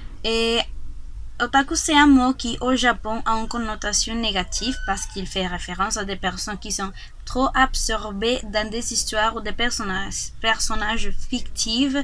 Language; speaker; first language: French; non-native, learner; Spanish